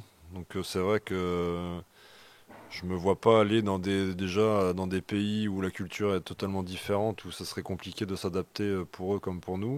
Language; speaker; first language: French; native; French